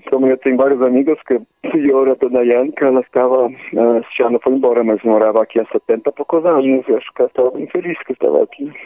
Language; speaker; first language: Portuguese; non-native, fluent; Polish